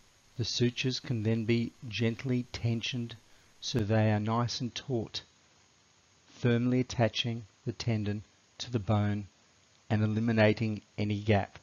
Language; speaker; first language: English; native; English